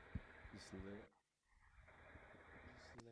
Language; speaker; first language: English; non-native, learner; Spanish